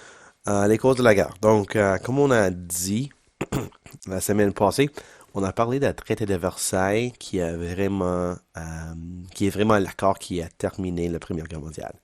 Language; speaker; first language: French; non-native, local second language; English